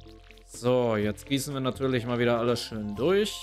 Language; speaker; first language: German; native; German